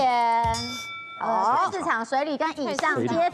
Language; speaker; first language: Chinese; native; Chinese